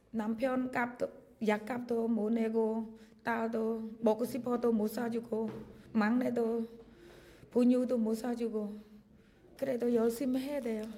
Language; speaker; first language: Korean; non-native, learner; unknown